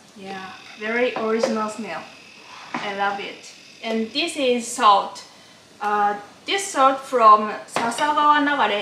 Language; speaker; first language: English; non-native, learner; Japanese